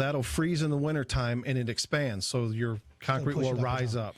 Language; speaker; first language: English; native; English